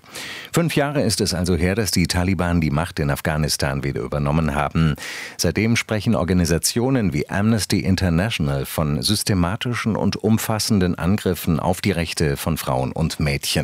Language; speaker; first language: German; native; German